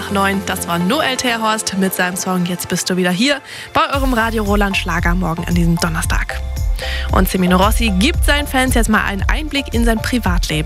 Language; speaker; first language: German; native; German